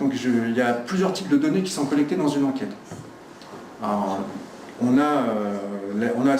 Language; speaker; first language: French; native; French